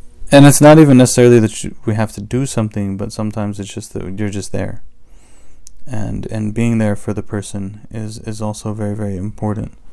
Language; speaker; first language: English; native; English